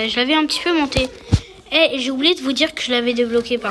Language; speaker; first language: French; native; French